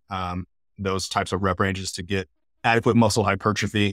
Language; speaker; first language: English; native; English